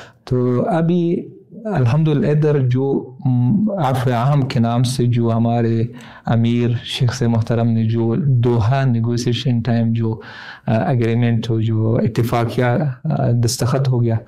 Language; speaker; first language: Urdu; non-native, fluent; Pashto